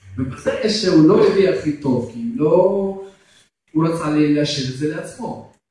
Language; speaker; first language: Hebrew; non-native, fluent; Russian